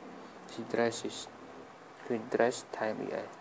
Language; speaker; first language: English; non-native, fluent; Khmer